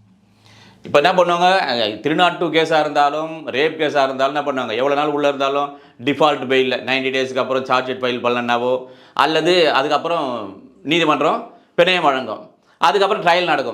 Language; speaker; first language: Tamil; native; Tamil